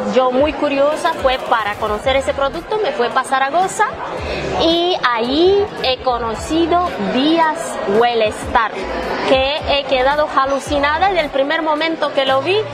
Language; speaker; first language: Spanish; non-native, fluent; Romanian